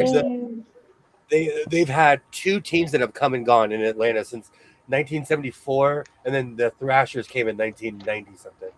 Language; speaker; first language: English; native; English